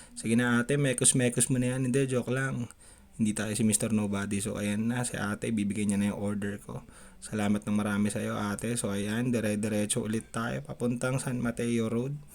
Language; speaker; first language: Filipino; native; Filipino